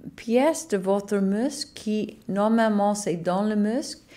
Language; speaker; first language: French; non-native, learner; English